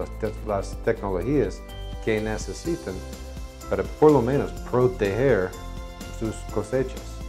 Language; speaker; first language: Spanish; non-native, fluent; English